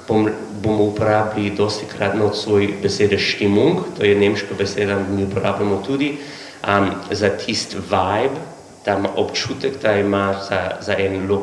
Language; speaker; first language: Slovenian; non-native, learner; English